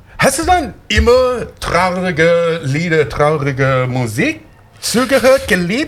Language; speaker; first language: German; non-native, fluent; English